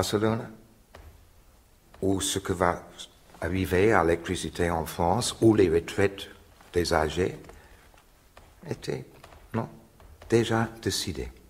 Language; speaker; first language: French; non-native, fluent; English